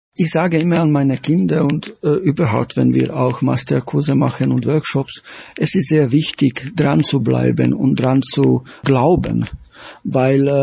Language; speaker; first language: German; non-native, fluent; Slovak